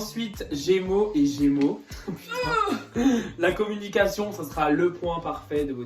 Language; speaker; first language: French; native; French